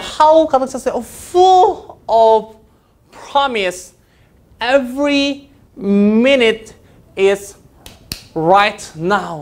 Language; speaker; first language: English; non-native, fluent; Korean